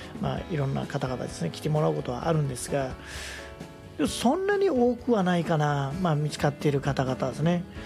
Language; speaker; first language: Japanese; non-native, fluent; Nepali